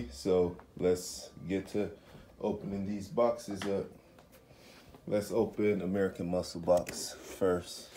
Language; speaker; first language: English; native; English